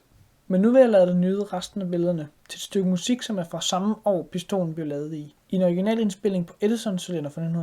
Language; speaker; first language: Danish; native; Danish